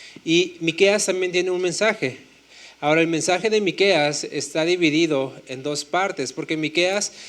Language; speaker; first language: Spanish; native; Spanish